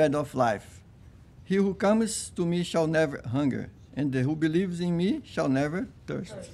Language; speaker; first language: English; non-native, fluent; Portuguese